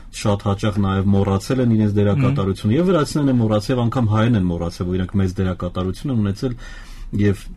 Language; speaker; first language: Armenian; native; Armenian